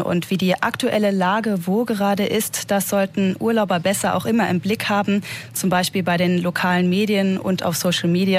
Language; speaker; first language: German; native; German